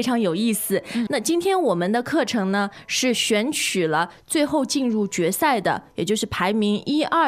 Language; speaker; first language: Chinese; native; Chinese